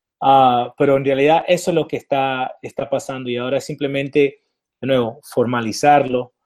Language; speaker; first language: Spanish; early bilingual, heritage; Spanish